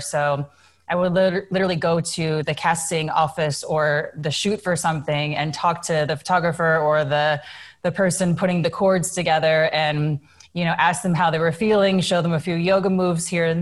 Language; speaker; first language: English; native; English